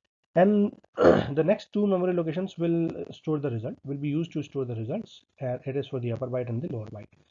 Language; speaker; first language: English; non-native, local second language; Hindi